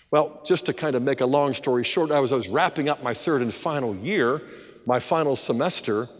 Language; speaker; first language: English; native; English